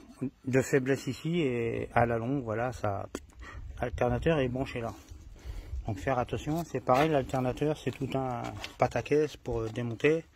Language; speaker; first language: French; native; French